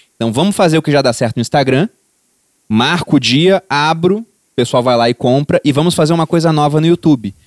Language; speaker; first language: Portuguese; native; Portuguese